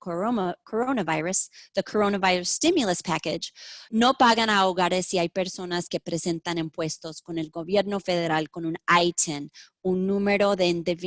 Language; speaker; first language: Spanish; early bilingual, heritage; Spanish